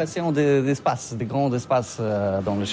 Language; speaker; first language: French; non-native, learner; Polish